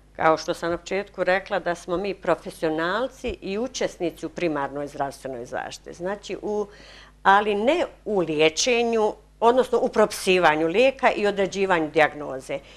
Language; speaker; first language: Bosnian; native; Bosnian